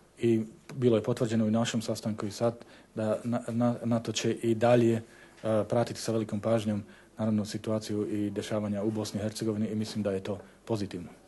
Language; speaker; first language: Bosnian; non-native, fluent; Slovak